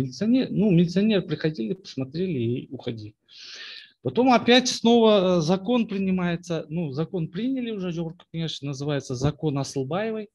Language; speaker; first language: Russian; non-native, local second language; Kyrgyz